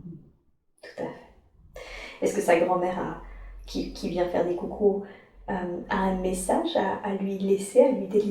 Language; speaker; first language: French; native; French